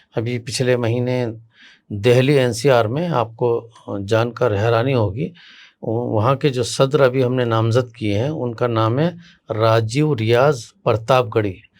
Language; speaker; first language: Urdu; native; Urdu